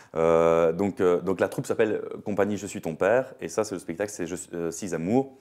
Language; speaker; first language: French; native; French